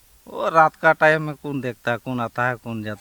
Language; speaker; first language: Hindi; non-native, local second language; Santali